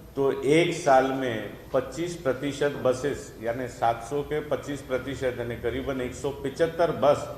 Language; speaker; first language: Hindi; non-native, local second language; Marathi